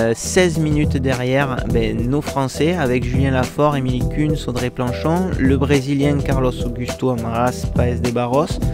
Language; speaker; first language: French; native; French